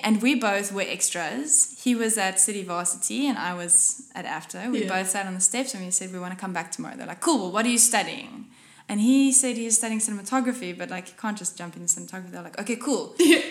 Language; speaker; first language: English; non-native, local second language; Afrikaans